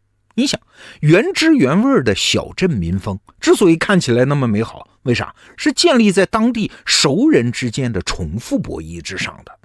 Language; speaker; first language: Chinese; native; Chinese